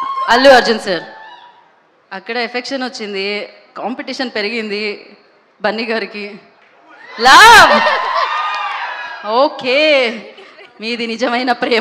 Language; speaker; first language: Telugu; native; Telugu